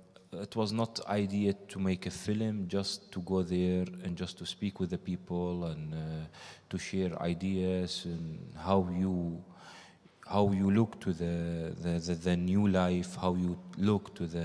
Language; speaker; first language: English; non-native, learner; Arabic